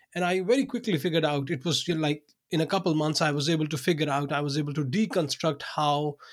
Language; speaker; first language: English; non-native, local second language; Urdu